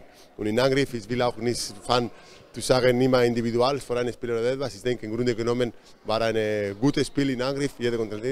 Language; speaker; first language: German; non-native, fluent; Spanish